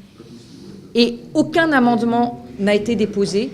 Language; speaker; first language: French; native; French